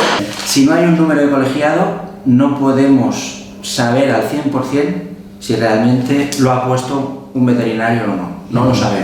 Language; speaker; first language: Spanish; native; Spanish